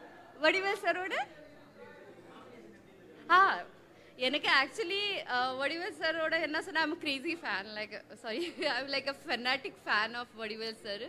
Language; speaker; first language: Tamil; non-native, learner; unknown